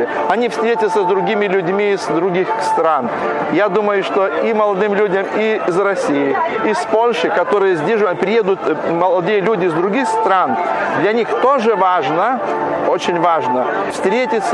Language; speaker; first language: Russian; non-native, fluent; Polish